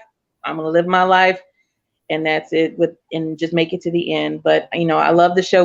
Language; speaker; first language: English; native; English